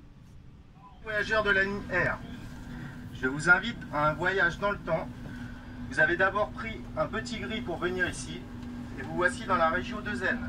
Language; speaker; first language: French; native; French